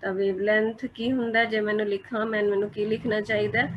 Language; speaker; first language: Hindi; non-native, local second language; Punjabi